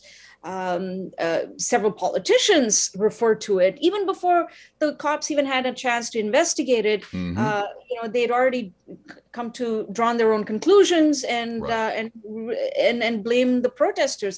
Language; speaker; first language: English; non-native, local second language; Tamil